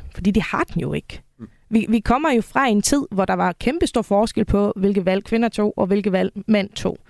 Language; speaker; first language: Danish; non-native, local second language; Faroese